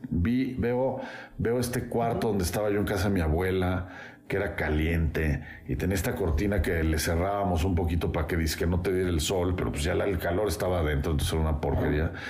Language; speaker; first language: Spanish; native; Spanish